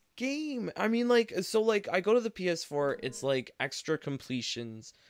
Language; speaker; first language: English; native; English